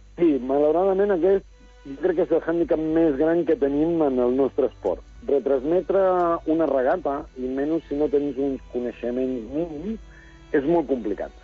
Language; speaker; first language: Catalan; early bilingual, other home language; Spanish